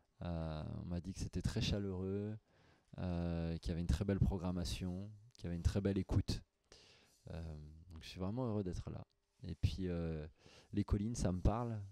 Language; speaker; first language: French; native; French